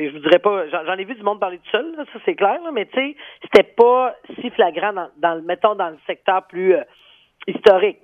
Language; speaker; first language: French; native; French